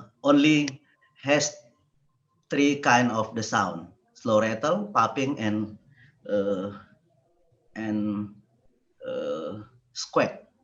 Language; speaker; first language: English; non-native, learner; Indonesian